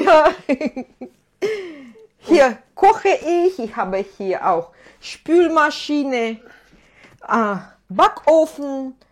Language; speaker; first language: German; non-native, fluent; Russian